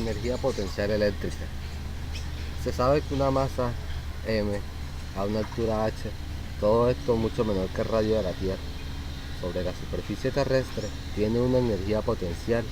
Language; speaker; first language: Spanish; native; Spanish